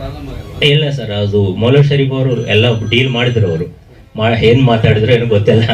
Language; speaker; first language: Kannada; non-native, fluent; Telugu